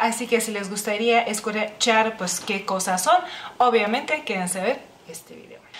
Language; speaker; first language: Spanish; non-native, fluent; Lithuanian